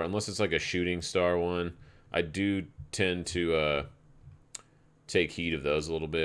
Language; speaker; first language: English; native; English